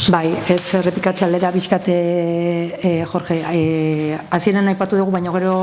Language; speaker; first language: Basque; native; Basque